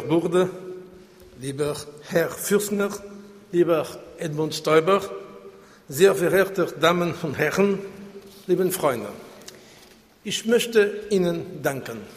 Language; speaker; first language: German; non-native, fluent; Portuguese